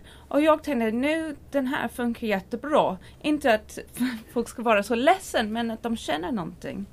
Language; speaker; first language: Swedish; non-native, learner; English